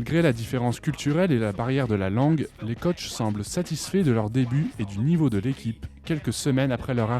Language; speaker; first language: French; native; French